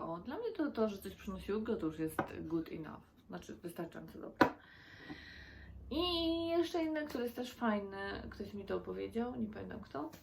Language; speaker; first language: Polish; native; Polish